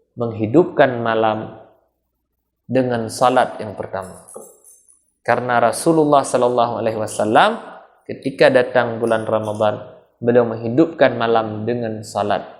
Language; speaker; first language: Malay; non-native, local second language; Achinese